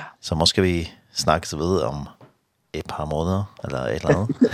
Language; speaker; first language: Danish; non-native, learner; Faroese